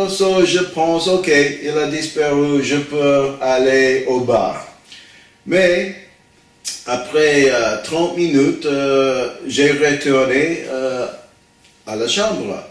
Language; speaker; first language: French; non-native, learner; English